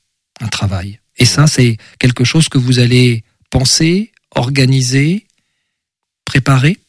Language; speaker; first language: French; native; French